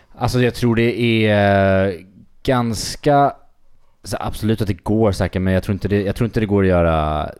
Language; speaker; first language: Swedish; native; Swedish